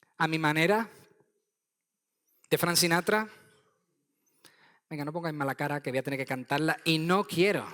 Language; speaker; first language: Spanish; native; Spanish